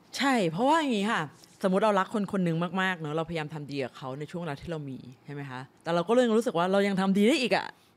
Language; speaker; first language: Thai; native; Thai